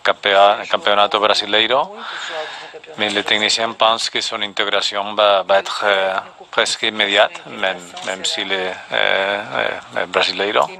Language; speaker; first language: French; non-native, fluent; Spanish